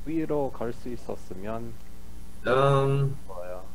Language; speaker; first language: Korean; early bilingual, heritage; English